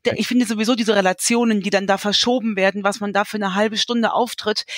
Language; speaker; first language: German; native; German